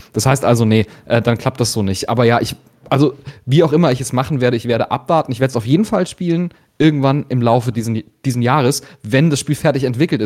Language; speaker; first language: German; native; German